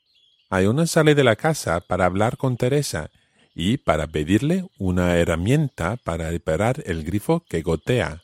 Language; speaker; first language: Spanish; non-native, fluent; English